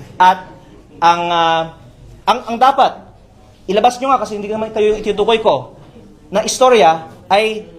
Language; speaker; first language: Filipino; native; Filipino